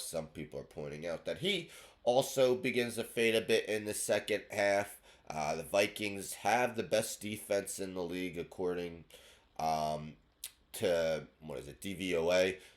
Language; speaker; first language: English; native; English